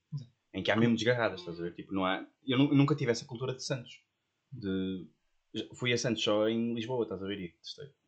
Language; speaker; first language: Portuguese; native; Portuguese